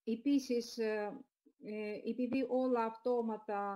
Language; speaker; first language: Greek; non-native, fluent; Russian